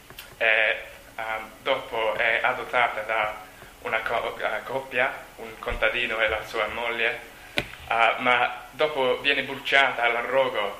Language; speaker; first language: Italian; non-native, learner; English